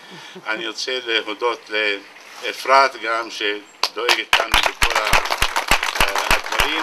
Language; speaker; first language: Hebrew; non-native, local second language; Arabic